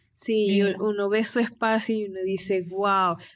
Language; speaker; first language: Spanish; native; Spanish